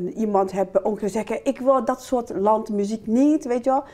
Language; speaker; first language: Dutch; non-native, fluent; Chinese